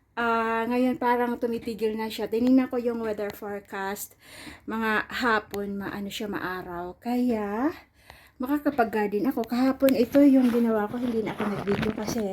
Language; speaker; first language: Filipino; non-native, local second language; Waray